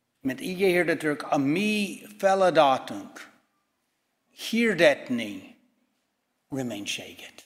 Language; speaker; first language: Hungarian; non-native, fluent; English